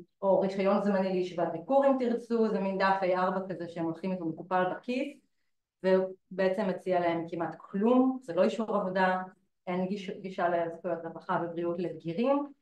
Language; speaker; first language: Hebrew; native; Hebrew